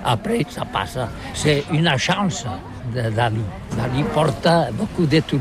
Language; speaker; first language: French; non-native, learner; Catalan